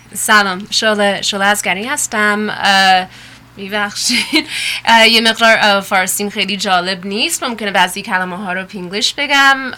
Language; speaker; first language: Persian; early bilingual, heritage; Persian